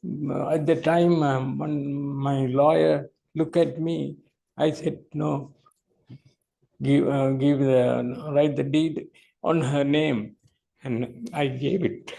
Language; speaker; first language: English; non-native, learner; Tamil